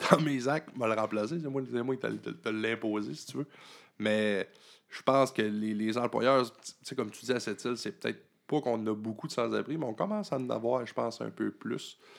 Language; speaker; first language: French; native; French